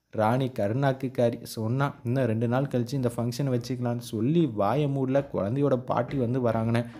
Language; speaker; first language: Tamil; native; Tamil